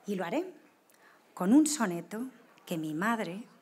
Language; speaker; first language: Spanish; native; Spanish